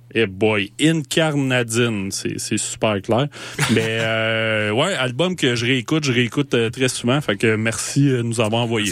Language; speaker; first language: French; native; French